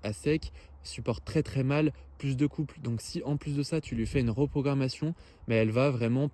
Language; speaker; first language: French; native; French